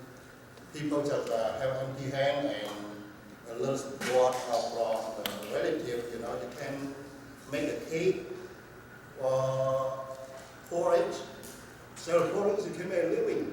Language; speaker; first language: English; non-native, learner; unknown